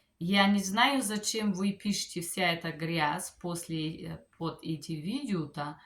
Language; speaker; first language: Russian; non-native, fluent; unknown